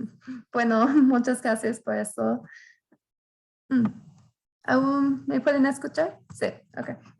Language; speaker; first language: Spanish; non-native, fluent; English